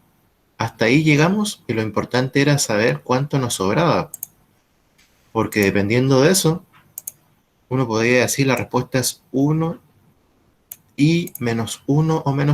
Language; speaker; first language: Spanish; native; Spanish